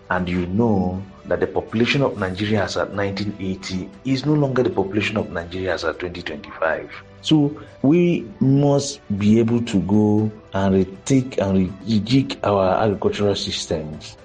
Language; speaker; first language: English; non-native, local second language; Igbo